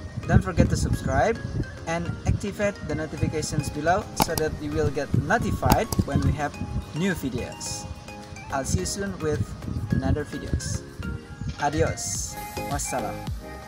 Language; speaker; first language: English; non-native, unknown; Indonesian